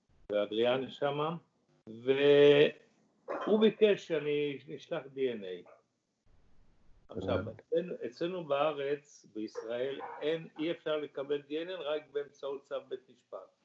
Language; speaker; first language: Hebrew; early bilingual, other home language; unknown